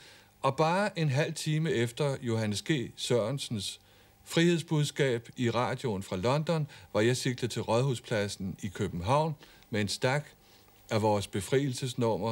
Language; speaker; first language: Danish; native; Danish